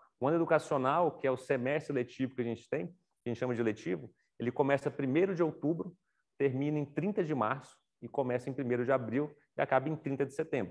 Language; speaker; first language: Portuguese; native; Portuguese